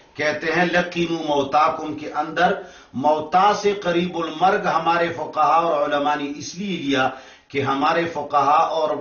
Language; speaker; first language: Urdu; non-native, local second language; Pashto